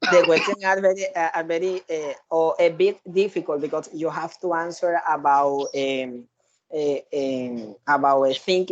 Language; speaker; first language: English; non-native, learner; Spanish